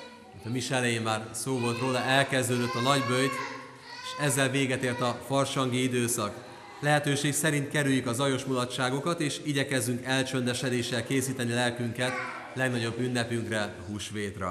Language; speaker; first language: Hungarian; native; Hungarian